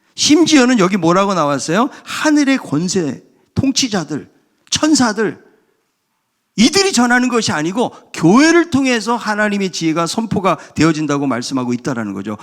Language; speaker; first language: Korean; native; Korean